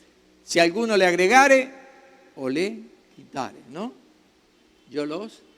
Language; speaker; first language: Spanish; native; Spanish